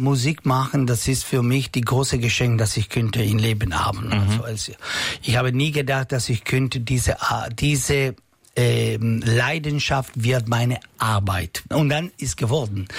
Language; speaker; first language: German; non-native, local second language; Italian